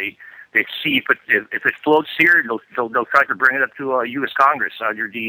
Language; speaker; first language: English; non-native, local second language; Filipino